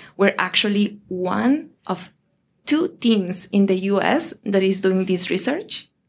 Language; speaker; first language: English; non-native, fluent; Spanish